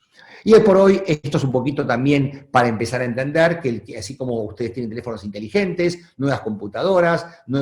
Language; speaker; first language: Spanish; native; Spanish